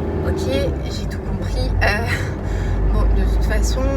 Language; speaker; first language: French; native; French